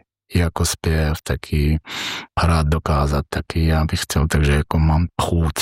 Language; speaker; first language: Czech; non-native, learner; Georgian